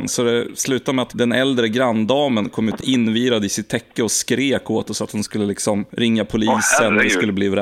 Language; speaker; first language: Swedish; native; Swedish